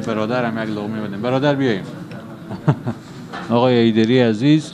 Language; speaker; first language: Persian; native; Persian